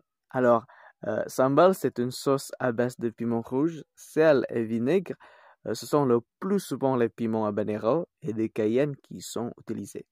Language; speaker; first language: French; non-native, fluent; Indonesian